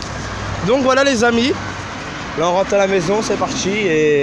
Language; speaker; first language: French; native; French